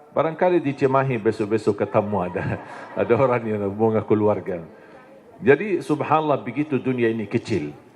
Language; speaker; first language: Indonesian; non-native, fluent; Arabic